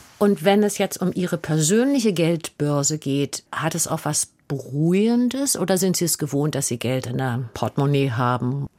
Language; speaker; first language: German; native; German